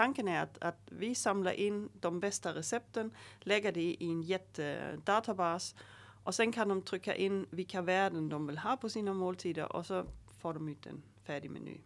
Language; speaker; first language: Swedish; native; Swedish